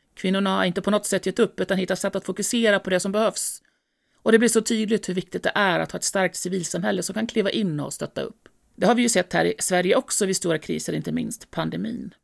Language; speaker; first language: English; non-native, fluent; Ukrainian